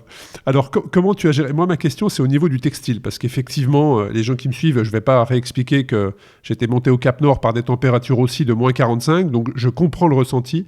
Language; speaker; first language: French; native; French